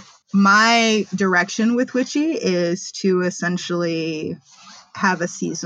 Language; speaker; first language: English; native; English